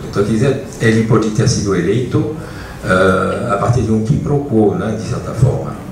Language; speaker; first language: Portuguese; non-native, fluent; French